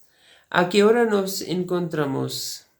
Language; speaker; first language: Spanish; non-native, learner; Urdu